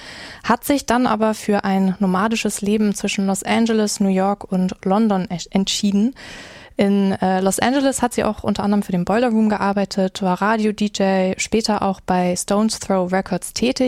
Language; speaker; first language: German; native; German